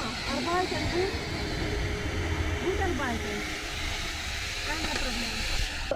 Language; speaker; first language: German; non-native, learner; Russian